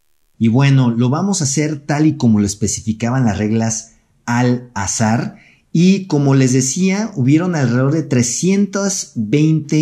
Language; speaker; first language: Spanish; native; Spanish